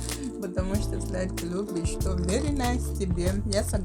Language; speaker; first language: Russian; non-native, learner; English